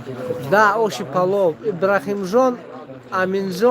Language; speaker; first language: Russian; non-native, local second language; Tajik